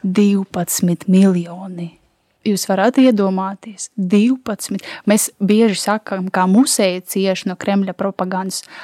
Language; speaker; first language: Latvian; non-native, local second language; Russian